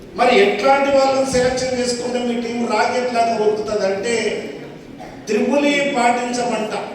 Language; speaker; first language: Telugu; native; Telugu